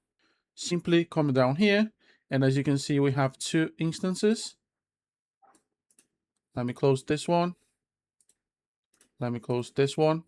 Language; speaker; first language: English; non-native, fluent; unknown